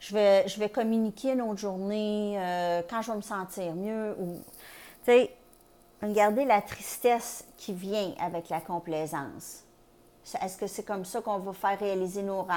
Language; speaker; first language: French; native; French